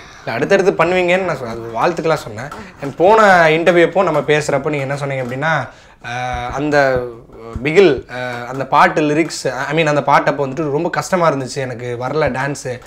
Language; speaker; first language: Tamil; native; Tamil